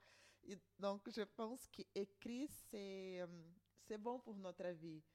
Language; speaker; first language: French; non-native, learner; Portuguese